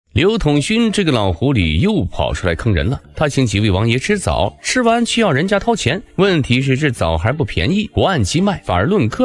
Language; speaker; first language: Chinese; native; Chinese